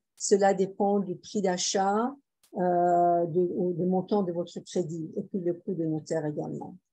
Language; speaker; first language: French; non-native, fluent; Persian